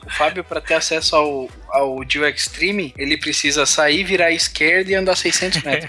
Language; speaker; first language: Portuguese; native; Portuguese